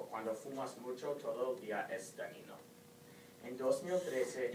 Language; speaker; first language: Spanish; non-native, learner; English